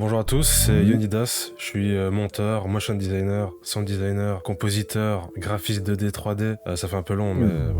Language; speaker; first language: French; native; French